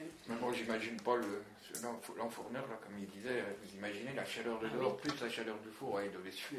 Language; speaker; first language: French; native; French